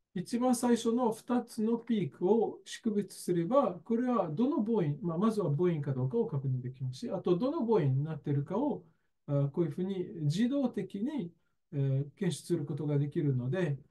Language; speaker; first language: Japanese; native; Japanese